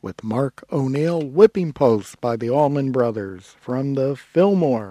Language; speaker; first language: English; native; English